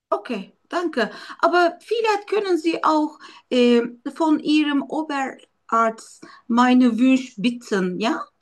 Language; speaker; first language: German; non-native, learner; Turkish